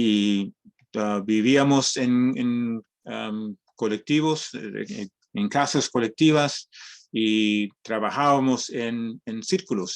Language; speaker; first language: Spanish; early bilingual, heritage; Spanish